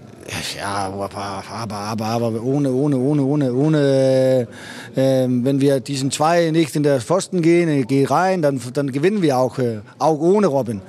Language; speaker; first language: German; non-native, fluent; Danish